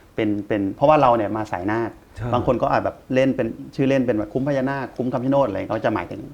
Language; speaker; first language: Thai; native; Thai